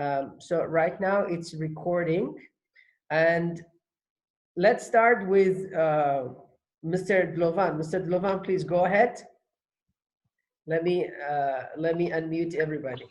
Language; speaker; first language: English; non-native, fluent; Kurdish